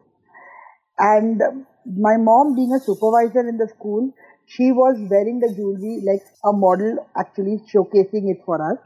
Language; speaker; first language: English; non-native, local second language; Gujarati